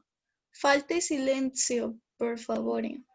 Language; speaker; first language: Italian; non-native, learner; Spanish